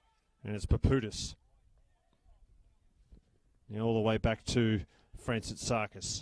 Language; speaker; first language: English; native; English